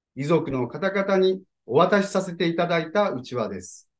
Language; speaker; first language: Japanese; native; Japanese